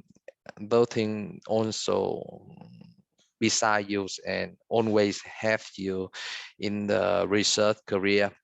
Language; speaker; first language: English; non-native, fluent; Vietnamese